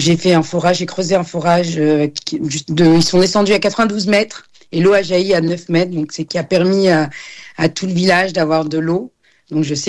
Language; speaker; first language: French; non-native, local second language; Arabic